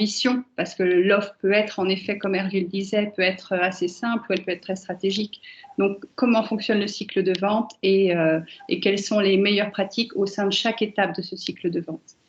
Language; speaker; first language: French; native; French